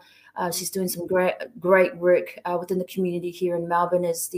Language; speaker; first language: English; native; English